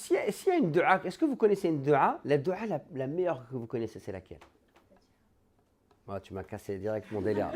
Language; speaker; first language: French; native; French